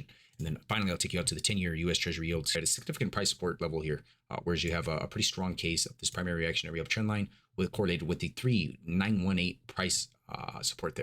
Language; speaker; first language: English; native; English